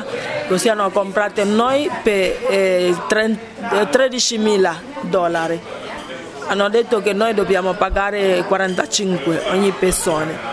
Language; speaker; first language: Italian; non-native, fluent; Ibibio